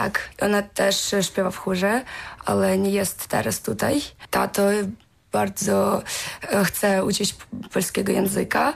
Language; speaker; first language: Polish; non-native, learner; Ukrainian